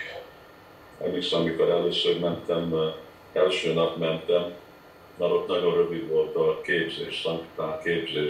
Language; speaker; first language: Hungarian; early bilingual, heritage; Hungarian